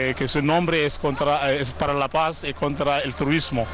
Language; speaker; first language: Spanish; non-native, learner; Arabic